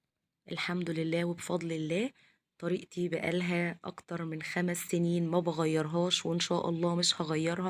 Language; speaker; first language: Arabic; native; Arabic